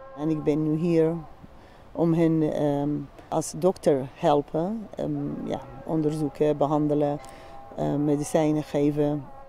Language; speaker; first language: Dutch; non-native, fluent; Central Kurdish